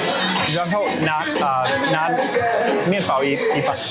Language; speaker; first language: Chinese; non-native, learner; English